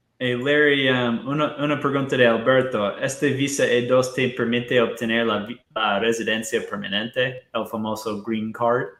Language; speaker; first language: Spanish; non-native, fluent; Portuguese